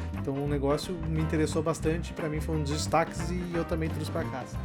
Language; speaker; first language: Portuguese; native; Portuguese